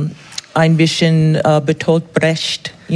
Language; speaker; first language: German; non-native, learner; English